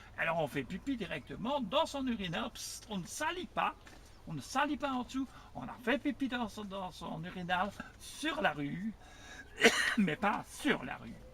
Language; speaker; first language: French; native; French